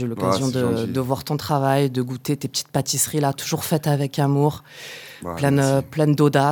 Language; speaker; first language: French; native; French